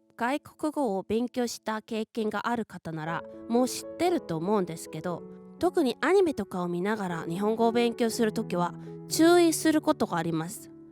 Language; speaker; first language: Japanese; non-native, fluent; Korean